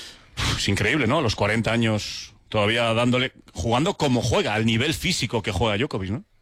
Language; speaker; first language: Spanish; native; Spanish